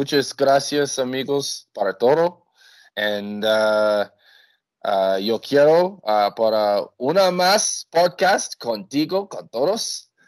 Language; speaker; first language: Spanish; non-native, learner; English